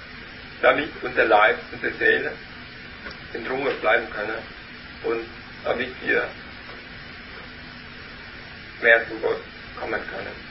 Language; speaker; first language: German; non-native, learner; Vietnamese